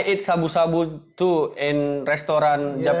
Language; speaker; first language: English; non-native, learner; Indonesian